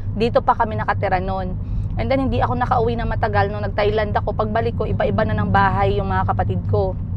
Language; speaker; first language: Filipino; non-native, local second language; Cebuano